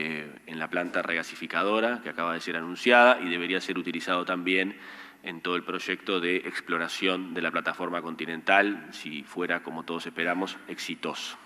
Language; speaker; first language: Spanish; native; Spanish